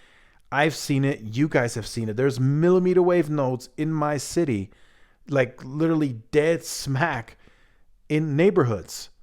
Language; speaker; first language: English; native; English